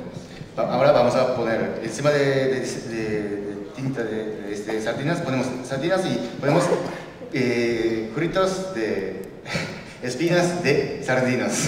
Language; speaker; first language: Spanish; non-native, learner; Japanese